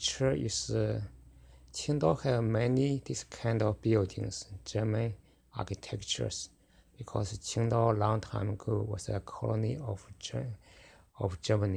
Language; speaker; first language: English; non-native, fluent; Chinese